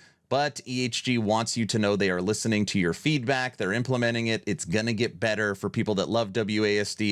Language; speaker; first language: English; native; English